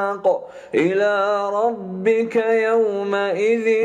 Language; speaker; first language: Arabic; native; Arabic